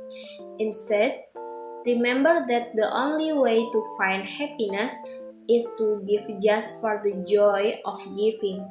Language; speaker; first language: English; non-native, fluent; Indonesian